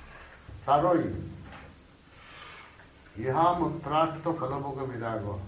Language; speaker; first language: Russian; non-native, learner; Bangla